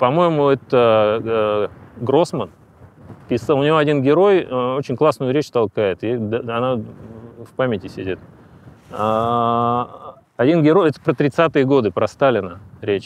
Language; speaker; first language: Russian; native; Russian